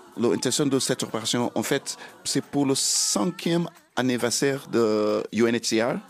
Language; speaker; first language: French; non-native, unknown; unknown